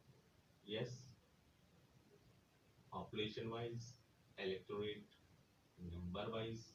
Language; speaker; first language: English; non-native, local second language; Telugu